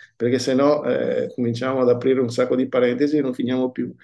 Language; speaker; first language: Italian; native; Italian